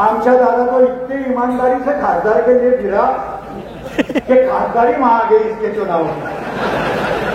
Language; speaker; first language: Hindi; non-native, local second language; Marathi